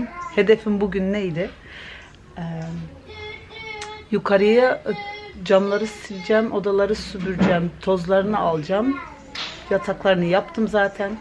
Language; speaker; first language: Turkish; early bilingual, other home language; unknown